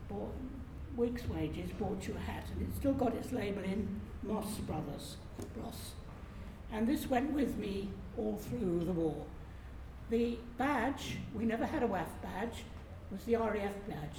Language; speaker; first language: English; native; English